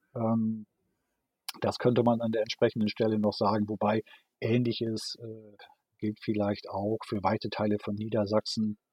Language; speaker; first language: German; native; German